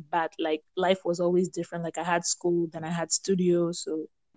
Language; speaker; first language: English; non-native, local second language; Yoruba